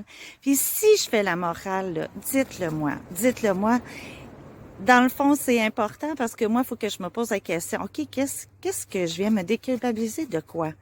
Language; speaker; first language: French; native; French